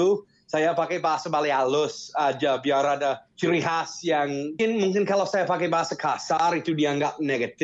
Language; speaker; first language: Indonesian; non-native, fluent; English